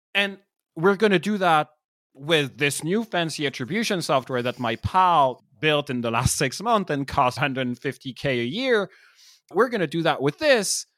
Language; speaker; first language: English; non-native, fluent; French